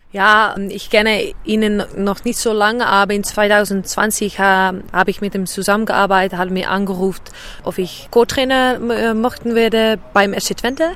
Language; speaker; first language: German; non-native, learner; Dutch